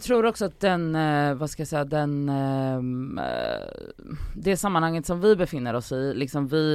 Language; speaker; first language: Swedish; native; Swedish